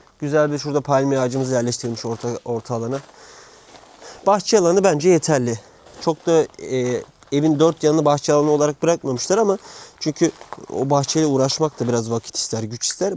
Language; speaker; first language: Turkish; native; Turkish